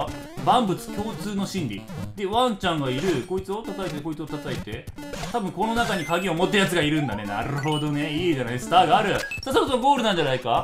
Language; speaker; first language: Japanese; native; Japanese